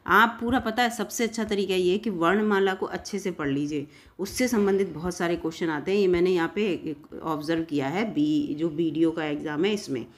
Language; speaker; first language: Hindi; native; Hindi